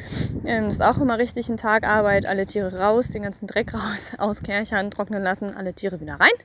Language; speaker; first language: German; native; German